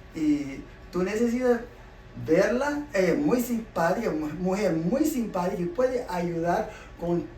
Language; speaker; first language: Spanish; non-native, learner; English